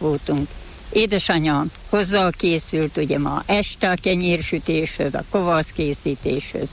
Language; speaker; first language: Hungarian; native; Hungarian